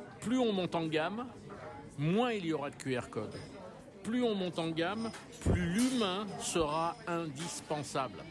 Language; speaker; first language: French; native; French